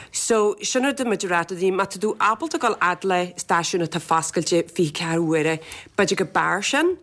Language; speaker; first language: Irish; native; Irish